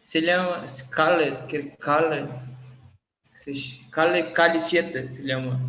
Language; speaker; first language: Spanish; non-native, learner; Portuguese